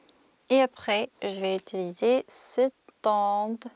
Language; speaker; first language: French; non-native, fluent; Korean